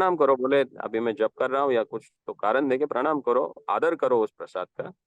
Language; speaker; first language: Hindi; non-native, local second language; Marathi